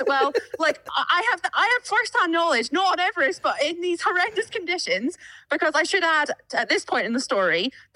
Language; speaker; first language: English; native; English